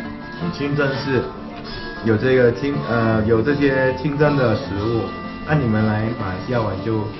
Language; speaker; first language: Chinese; early bilingual, heritage; Chinese